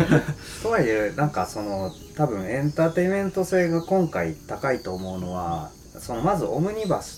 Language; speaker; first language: Japanese; native; Japanese